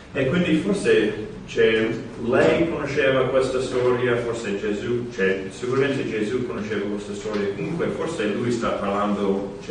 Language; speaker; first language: Italian; non-native, fluent; English